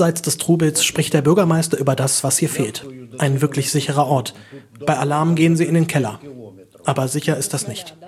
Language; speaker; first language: German; native; German